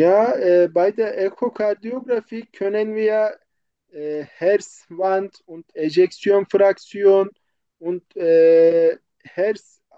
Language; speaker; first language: German; non-native, fluent; Turkish